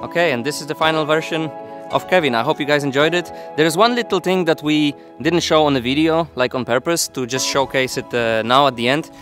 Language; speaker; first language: English; non-native, fluent; Polish